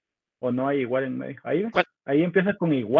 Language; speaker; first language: Spanish; native; Spanish